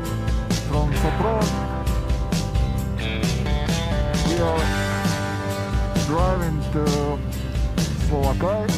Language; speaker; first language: English; non-native, fluent; Croatian